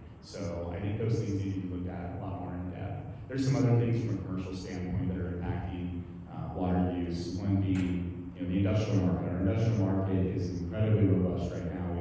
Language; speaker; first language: English; native; English